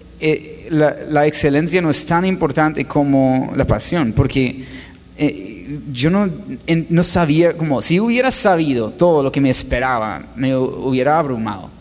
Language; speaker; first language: Spanish; non-native, fluent; English